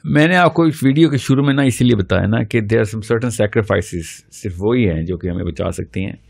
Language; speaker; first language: Urdu; native; Urdu